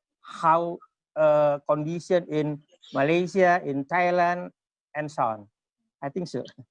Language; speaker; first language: English; non-native, local second language; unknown